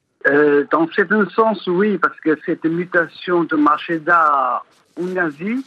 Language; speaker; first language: French; non-native, fluent; Chinese